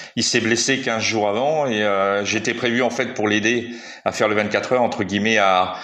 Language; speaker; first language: French; native; French